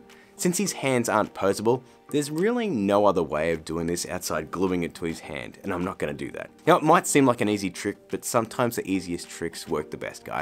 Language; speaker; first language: English; native; English